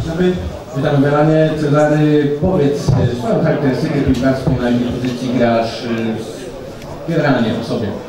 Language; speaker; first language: Polish; native; Polish